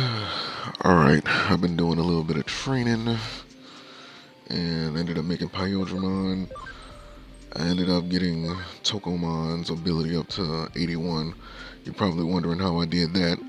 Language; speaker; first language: English; native; English